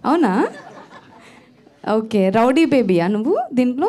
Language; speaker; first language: Telugu; non-native, fluent; Malayalam